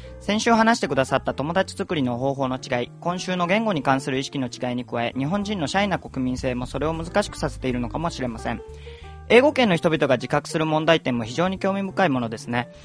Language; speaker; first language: Japanese; native; Japanese